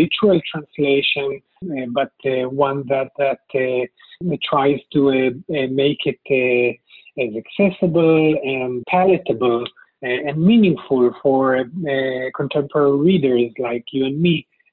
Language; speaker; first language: English; non-native, fluent; Hebrew